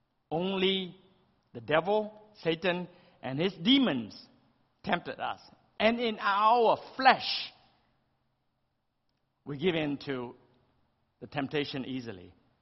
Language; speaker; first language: English; early bilingual, other home language; Vietnamese